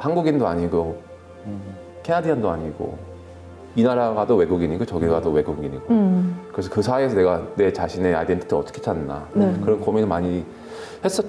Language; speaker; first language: Korean; early bilingual, other home language; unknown